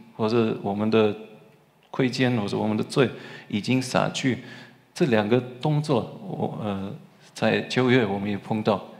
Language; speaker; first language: Chinese; non-native, fluent; German